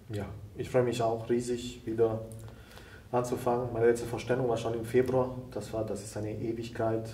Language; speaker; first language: German; non-native, fluent; Italian